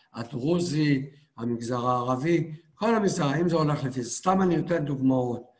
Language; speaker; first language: Hebrew; native; Hebrew